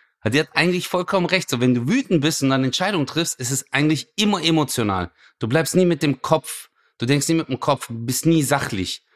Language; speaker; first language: German; early bilingual, other home language; Turkish